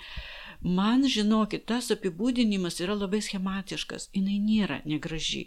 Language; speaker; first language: Lithuanian; non-native, local second language; Polish